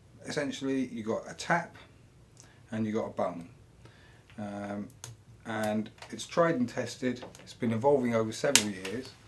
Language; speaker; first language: English; native; English